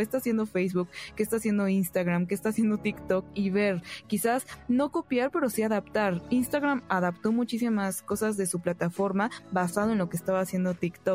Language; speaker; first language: Spanish; native; Spanish